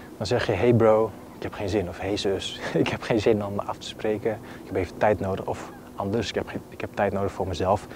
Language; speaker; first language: Dutch; early bilingual, other home language; Bosnian